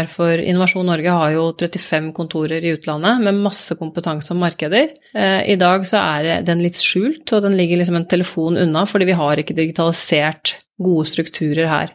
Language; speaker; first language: Norwegian; native; Norwegian